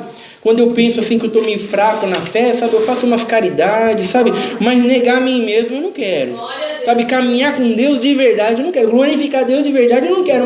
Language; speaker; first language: Portuguese; native; Portuguese